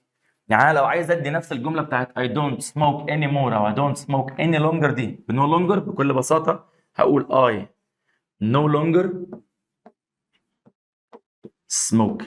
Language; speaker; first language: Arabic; native; Arabic